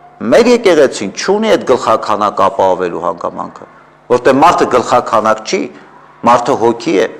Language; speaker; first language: Armenian; native; Armenian